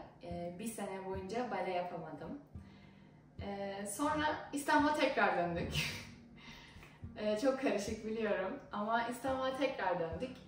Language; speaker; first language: Turkish; early bilingual, heritage; Turkish